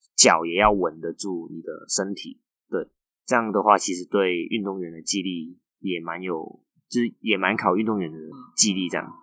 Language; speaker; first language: Chinese; non-native, fluent; Cantonese